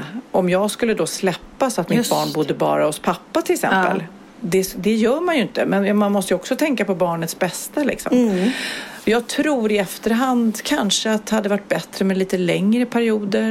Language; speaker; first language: Swedish; native; Swedish